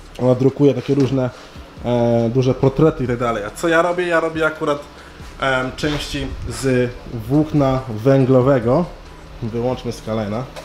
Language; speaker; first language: Polish; early bilingual, other home language; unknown